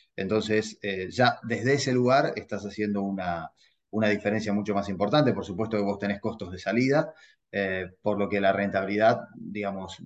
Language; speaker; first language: Spanish; native; Spanish